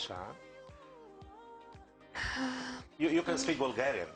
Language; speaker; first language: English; non-native, fluent; Romanian